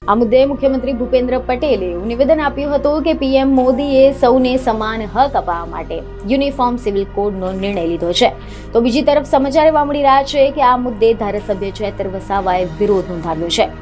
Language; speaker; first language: Gujarati; native; Gujarati